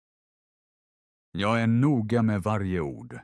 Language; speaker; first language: Swedish; non-native, fluent; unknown